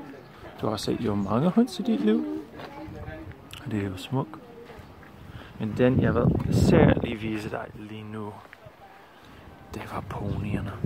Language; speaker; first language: Danish; non-native, fluent; English